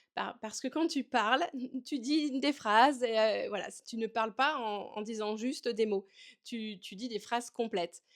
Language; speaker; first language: French; native; French